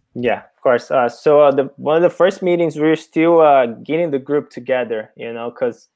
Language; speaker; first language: English; non-native, fluent; Portuguese